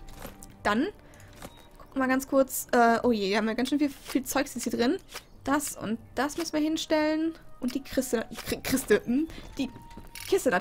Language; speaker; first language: German; native; German